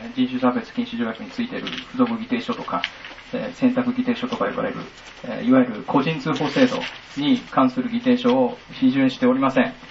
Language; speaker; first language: Japanese; native; Japanese